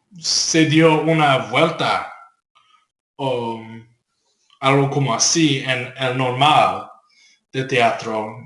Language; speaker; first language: Spanish; non-native, learner; English